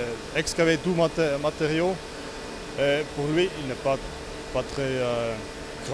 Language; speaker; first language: French; non-native, local second language; Italian